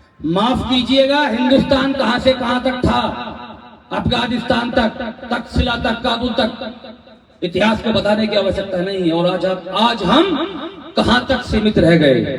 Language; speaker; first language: Hindi; native; Hindi